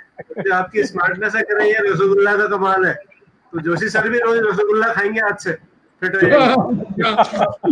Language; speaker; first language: Hindi; native; Hindi